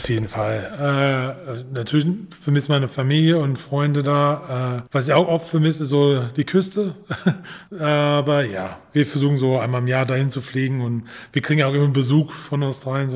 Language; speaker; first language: German; non-native, fluent; English